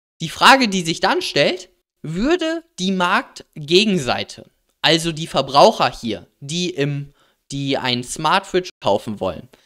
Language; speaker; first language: German; native; German